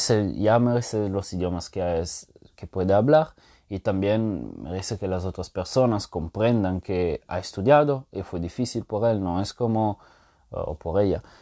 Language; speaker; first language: Spanish; non-native, fluent; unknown